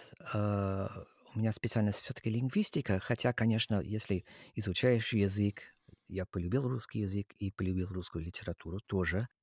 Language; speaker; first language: Russian; non-native, fluent; English